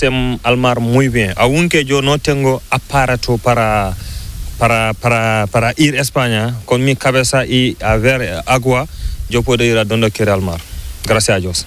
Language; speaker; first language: Spanish; non-native, learner; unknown